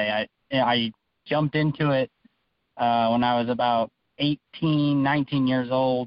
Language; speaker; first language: English; native; English